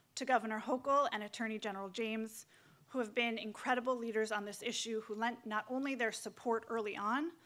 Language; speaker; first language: English; native; English